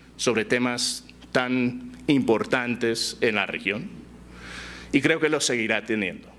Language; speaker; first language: Spanish; early bilingual, heritage; Spanish